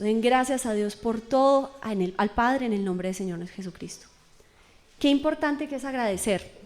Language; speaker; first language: Spanish; native; Spanish